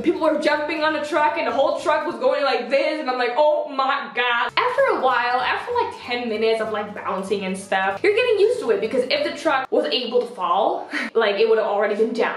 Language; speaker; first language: English; non-native, fluent; Dutch